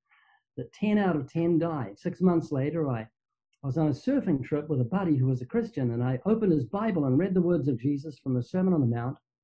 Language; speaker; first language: English; native; English